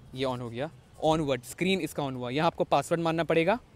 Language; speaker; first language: Hindi; native; Hindi